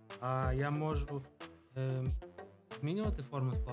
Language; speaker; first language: Ukrainian; non-native, local second language; Russian